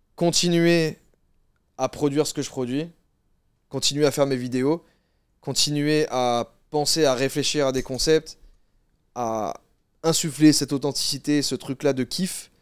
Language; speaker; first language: French; native; French